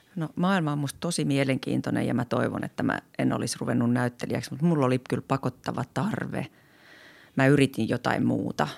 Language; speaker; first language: Finnish; native; Finnish